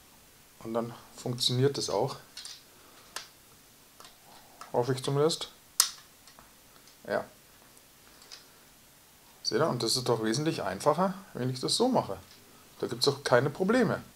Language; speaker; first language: German; native; German